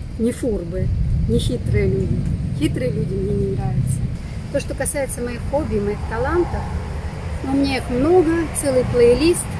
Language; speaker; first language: Russian; native; Russian